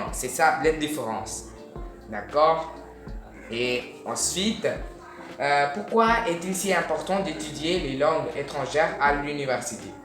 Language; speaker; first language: French; non-native, learner; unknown